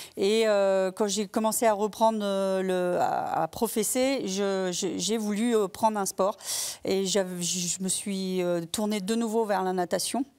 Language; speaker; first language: French; native; French